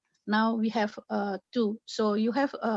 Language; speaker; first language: English; non-native, fluent; Indonesian